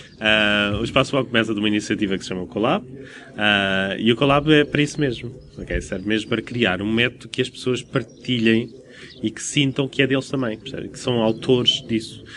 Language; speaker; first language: Portuguese; native; Portuguese